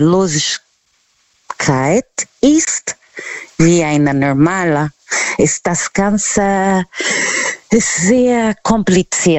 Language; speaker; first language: German; non-native, learner; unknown